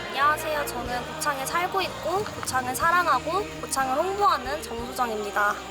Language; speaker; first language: Korean; native; Korean